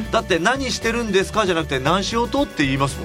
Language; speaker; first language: Japanese; native; Japanese